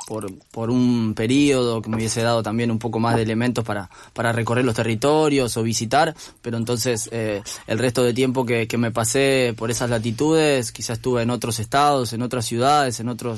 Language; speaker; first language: Spanish; native; Spanish